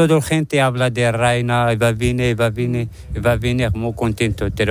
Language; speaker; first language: Spanish; non-native, learner; Arabic